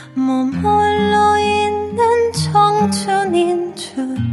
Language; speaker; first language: Korean; non-native, fluent; Spanish